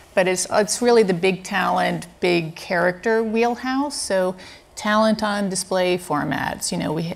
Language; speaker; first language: English; native; English